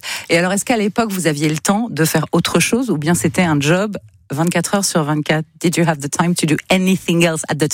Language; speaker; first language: French; native; French